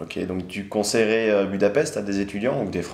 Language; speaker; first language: French; native; French